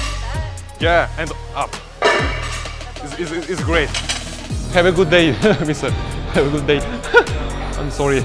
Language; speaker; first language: English; non-native, learner; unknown